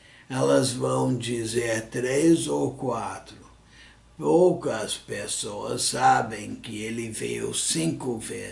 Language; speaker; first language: Portuguese; non-native, fluent; English